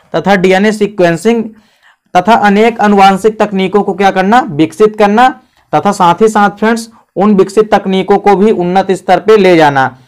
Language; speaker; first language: Hindi; native; Hindi